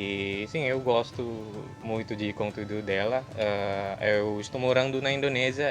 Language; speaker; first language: Portuguese; non-native, fluent; Indonesian